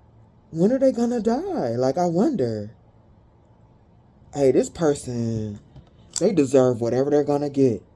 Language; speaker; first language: English; native; English